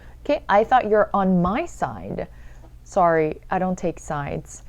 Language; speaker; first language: English; early bilingual, other home language; Korean